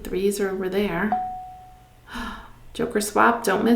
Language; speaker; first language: English; native; English